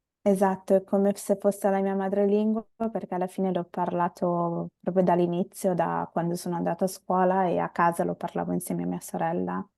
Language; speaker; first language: Italian; early bilingual, other home language; Bangla